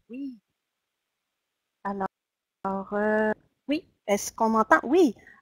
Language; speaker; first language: French; native; French